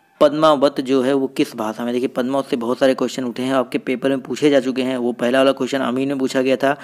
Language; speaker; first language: Hindi; native; Hindi